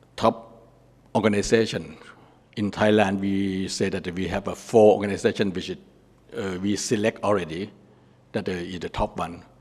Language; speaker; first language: English; non-native, learner; Thai